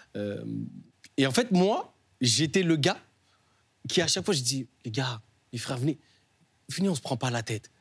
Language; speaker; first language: French; native; French